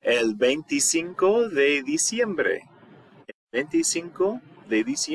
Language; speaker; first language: Spanish; non-native, fluent; English